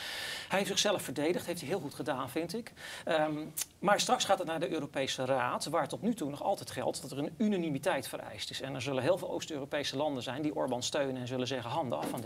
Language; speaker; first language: Dutch; native; Dutch